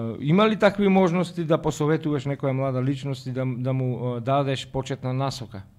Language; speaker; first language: Macedonian; native; Macedonian